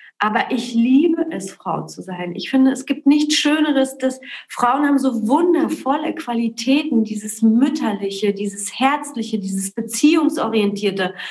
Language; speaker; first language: German; early bilingual, other home language; Polish